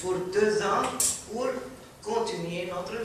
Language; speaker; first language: French; non-native, fluent; Arabic